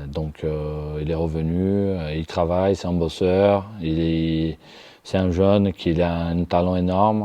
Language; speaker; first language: French; non-native, fluent; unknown